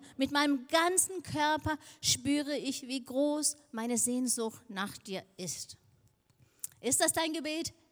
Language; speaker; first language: German; non-native, fluent; Danish